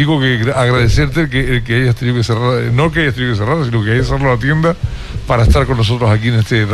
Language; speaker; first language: Spanish; native; Spanish